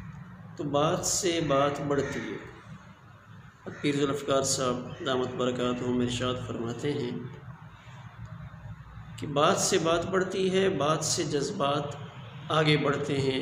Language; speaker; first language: Urdu; native; Urdu